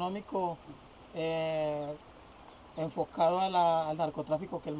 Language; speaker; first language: Spanish; native; Spanish